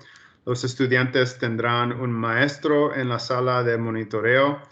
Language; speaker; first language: Spanish; early bilingual, heritage; Spanish